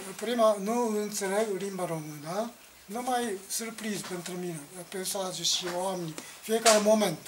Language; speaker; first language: Romanian; non-native, learner; Japanese